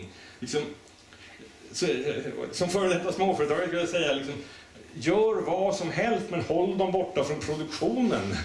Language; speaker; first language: Swedish; native; Swedish